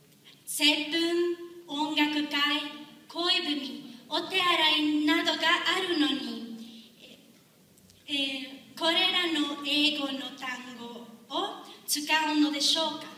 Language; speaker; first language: Japanese; non-native, learner; Spanish